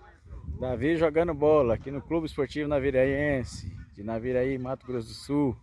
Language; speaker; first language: Portuguese; native; Portuguese